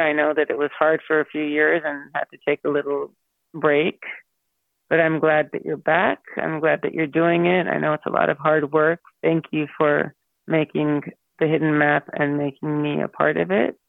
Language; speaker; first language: English; early bilingual, other home language; Armenian